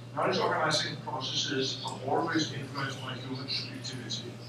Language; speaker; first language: English; non-native, fluent; Danish